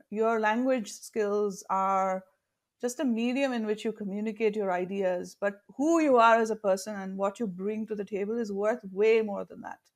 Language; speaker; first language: English; non-native, local second language; Tamil